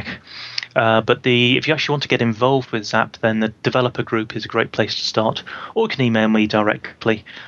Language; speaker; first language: English; native; English